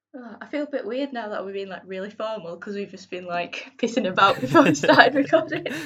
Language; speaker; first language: English; native; English